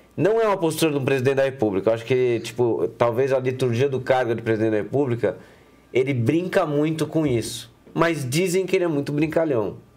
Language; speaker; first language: Portuguese; native; Portuguese